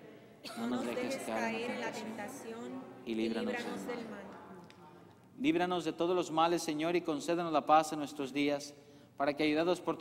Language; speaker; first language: Spanish; native; Spanish